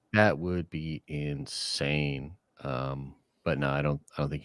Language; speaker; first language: English; native; English